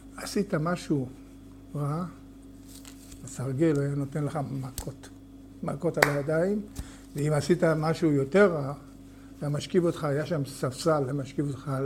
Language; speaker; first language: Hebrew; native; Hebrew